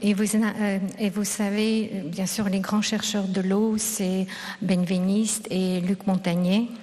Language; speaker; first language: French; non-native, fluent; Russian